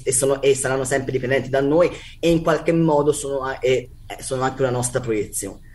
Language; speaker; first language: Italian; native; Italian